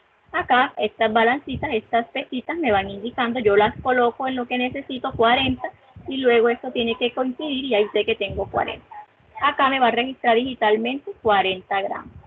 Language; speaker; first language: Spanish; native; Spanish